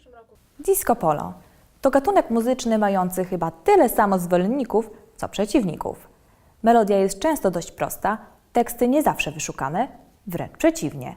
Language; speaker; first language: Polish; native; Polish